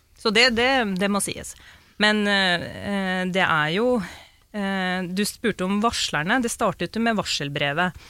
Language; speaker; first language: Norwegian; early bilingual, other home language; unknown